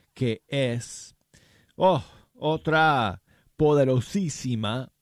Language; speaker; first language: Spanish; non-native, fluent; English